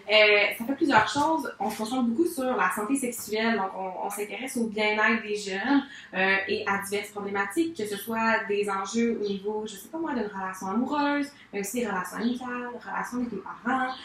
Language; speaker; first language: French; native; French